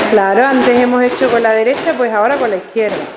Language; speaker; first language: Spanish; native; Spanish